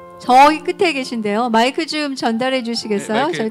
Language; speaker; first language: Korean; native; Korean